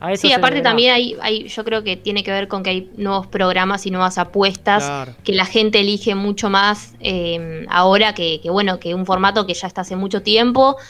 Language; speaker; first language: Spanish; native; Spanish